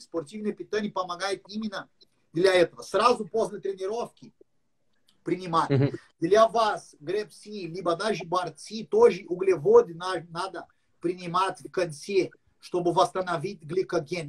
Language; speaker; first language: Russian; non-native, learner; English